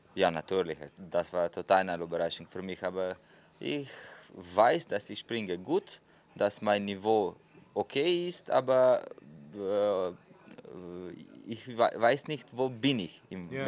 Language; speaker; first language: German; non-native, fluent; Slovenian